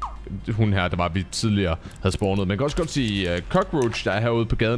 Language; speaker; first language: Danish; native; Danish